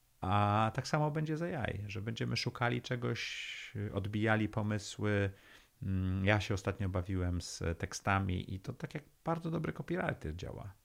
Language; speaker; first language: Polish; early bilingual, heritage; Polish